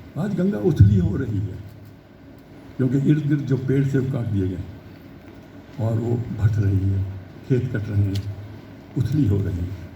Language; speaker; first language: Hindi; early bilingual, heritage; Hindi